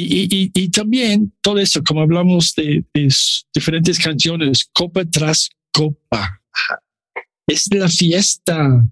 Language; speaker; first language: Spanish; non-native, learner; English